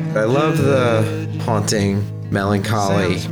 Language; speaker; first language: English; native; English